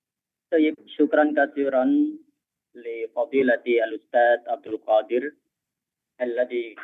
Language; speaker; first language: Arabic; non-native, fluent; Indonesian